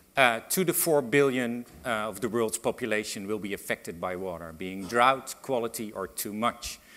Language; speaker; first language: English; non-native, fluent; Dutch